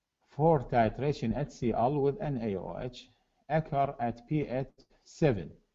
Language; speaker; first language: English; non-native, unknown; Arabic